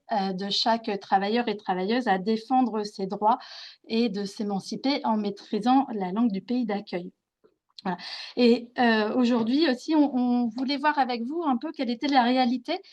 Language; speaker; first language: French; native; French